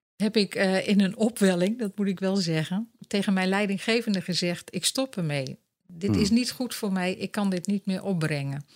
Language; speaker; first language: Dutch; native; Dutch